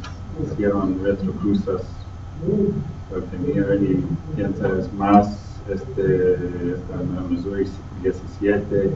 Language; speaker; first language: Spanish; non-native, fluent; English